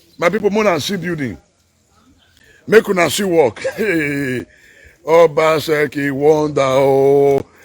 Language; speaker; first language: Nigerian Pidgin; non-native, local second language; Bini